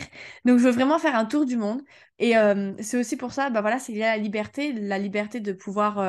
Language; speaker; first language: French; native; French